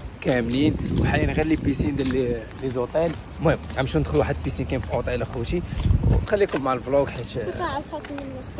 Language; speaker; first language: Arabic; native; Arabic